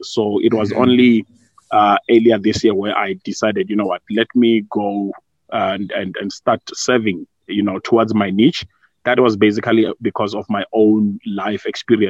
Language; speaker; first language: English; non-native, local second language; Venda